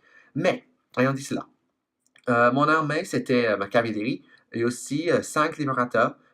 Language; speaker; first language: French; non-native, fluent; English